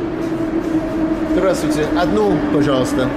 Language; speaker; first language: Russian; non-native, learner; English